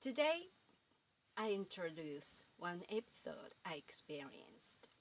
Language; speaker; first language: English; non-native, fluent; Japanese